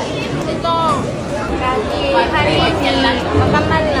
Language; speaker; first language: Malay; non-native, learner; Korean